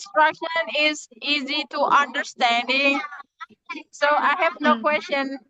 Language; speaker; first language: English; non-native, learner; Indonesian